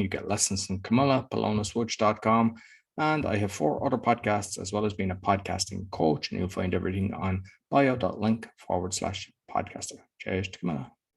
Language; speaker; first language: English; native; English